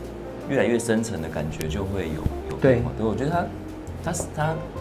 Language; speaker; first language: Chinese; native; Chinese